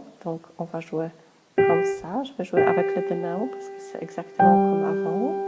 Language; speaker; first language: French; non-native, fluent; Polish